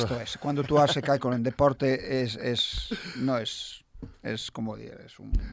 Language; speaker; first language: Spanish; non-native, fluent; Italian